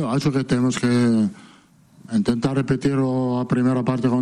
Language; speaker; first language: Portuguese; non-native, fluent; Italian